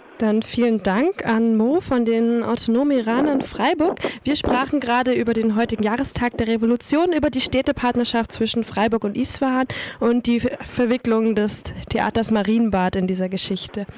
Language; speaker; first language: German; native; German